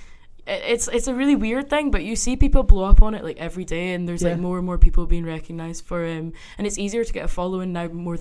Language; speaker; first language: English; native; English